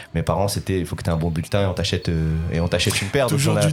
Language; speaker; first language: French; native; French